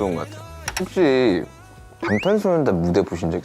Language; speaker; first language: Korean; native; Korean